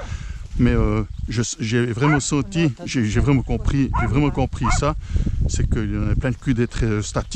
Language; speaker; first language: French; native; French